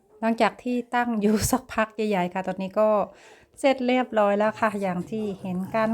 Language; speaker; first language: Thai; native; Thai